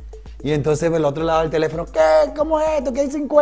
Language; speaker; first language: Spanish; native; Spanish